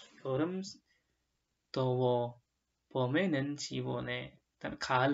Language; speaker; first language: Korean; non-native, fluent; Indonesian